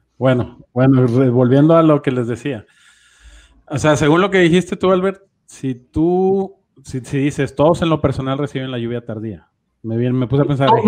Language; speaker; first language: Spanish; native; Spanish